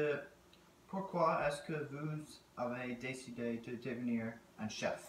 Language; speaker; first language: French; non-native, learner; English